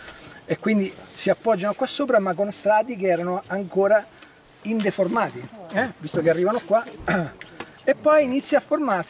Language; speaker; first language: Italian; native; Italian